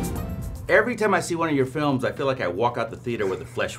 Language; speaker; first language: English; native; English